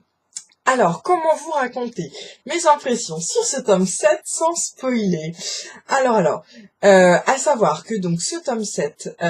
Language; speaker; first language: French; native; French